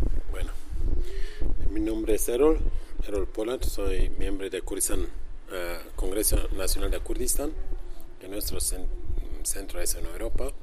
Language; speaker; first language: Spanish; non-native, learner; Kurdish